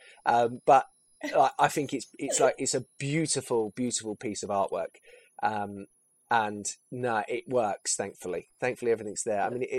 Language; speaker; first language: English; native; English